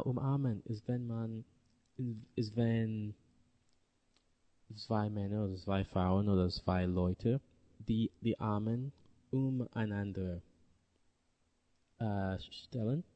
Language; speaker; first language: German; non-native, learner; English